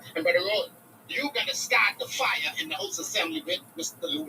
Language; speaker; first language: English; native; English